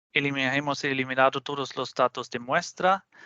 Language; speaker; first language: Spanish; non-native, fluent; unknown